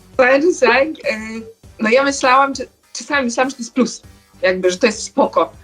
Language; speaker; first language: Polish; native; Polish